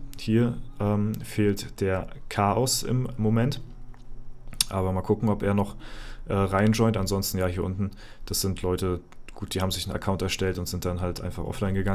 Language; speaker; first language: German; native; German